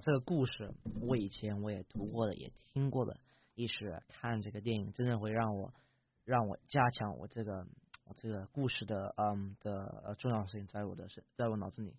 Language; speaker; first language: Chinese; early bilingual, heritage; English